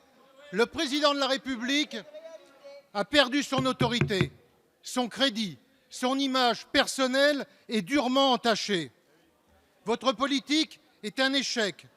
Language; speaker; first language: French; native; French